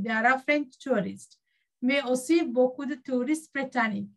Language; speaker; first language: French; non-native, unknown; Sinhala